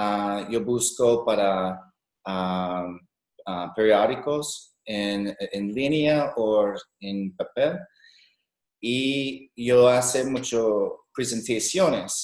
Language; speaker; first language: Spanish; non-native, learner; English